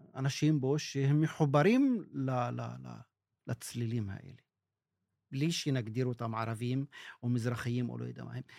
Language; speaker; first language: Hebrew; non-native, local second language; Arabic